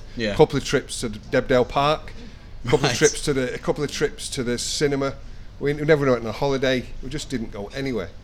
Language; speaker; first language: English; native; English